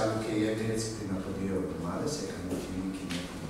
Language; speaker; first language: Greek; non-native, fluent; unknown